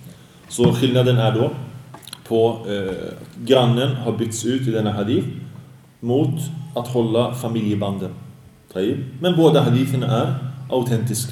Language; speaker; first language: Swedish; early bilingual, other home language; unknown